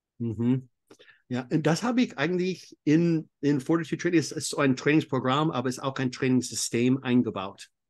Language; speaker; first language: German; non-native, fluent; English